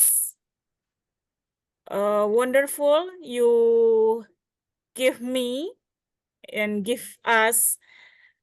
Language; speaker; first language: English; non-native, learner; Indonesian